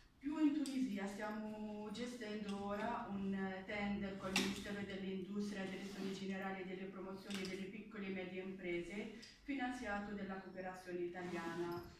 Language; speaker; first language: Italian; non-native, fluent; Arabic